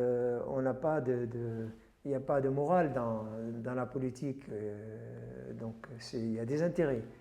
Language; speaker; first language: French; non-native, fluent; Arabic